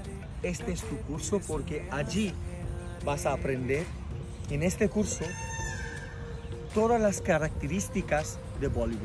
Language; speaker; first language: Spanish; non-native, fluent; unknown